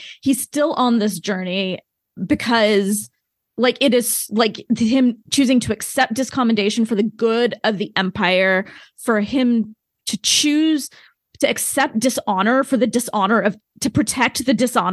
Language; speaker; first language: English; native; English